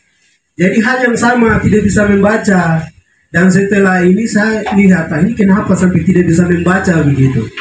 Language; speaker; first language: Indonesian; non-native, local second language; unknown